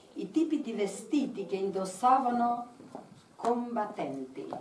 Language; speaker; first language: Italian; non-native, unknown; Albanian